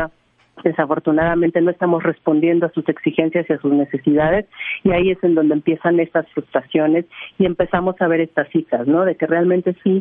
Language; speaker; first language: Spanish; native; Spanish